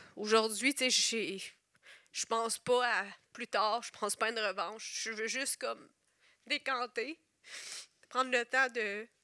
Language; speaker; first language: French; native; French